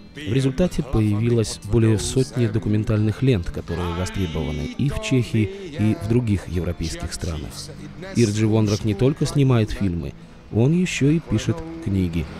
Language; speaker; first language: Russian; native; Russian